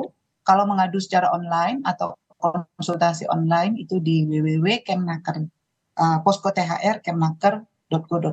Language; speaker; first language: Indonesian; native; Indonesian